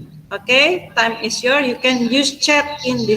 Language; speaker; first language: English; non-native, fluent; Indonesian